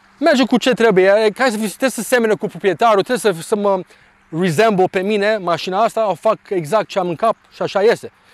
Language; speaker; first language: Romanian; early bilingual, heritage; Romanian